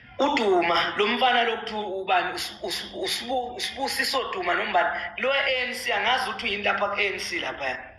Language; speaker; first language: Zulu; native; Zulu